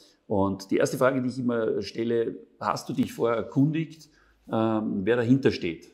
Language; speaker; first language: German; native; German